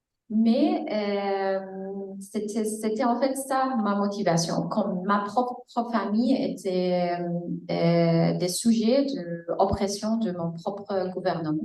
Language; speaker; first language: French; non-native, fluent; Arabic